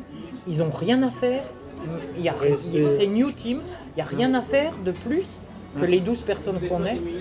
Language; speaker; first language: French; native; French